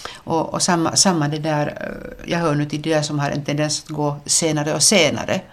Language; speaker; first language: Swedish; native; Swedish